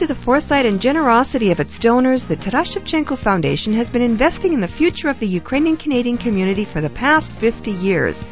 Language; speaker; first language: English; early bilingual, other home language; Ukrainian